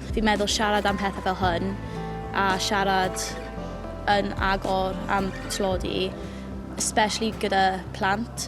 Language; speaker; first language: Welsh; non-native, local second language; English